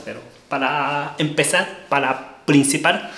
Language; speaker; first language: Spanish; non-native, learner; Japanese